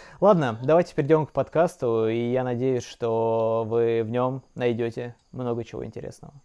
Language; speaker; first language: Russian; native; Russian